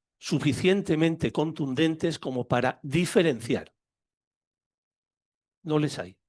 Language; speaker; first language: Spanish; native; Spanish